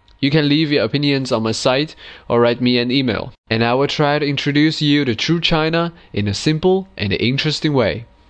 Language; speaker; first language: English; non-native, fluent; Chinese